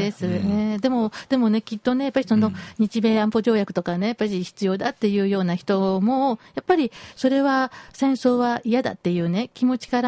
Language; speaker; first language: Japanese; native; Japanese